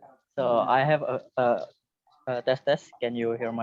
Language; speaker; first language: English; non-native, learner; Indonesian